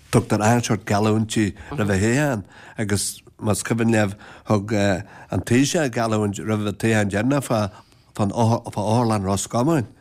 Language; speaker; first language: Irish; native; Irish